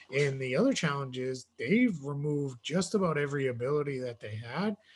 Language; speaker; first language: English; native; English